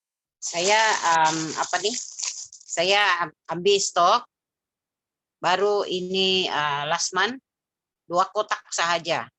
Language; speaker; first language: Malay; native; Malay